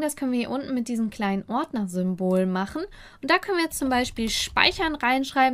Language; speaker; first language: German; native; German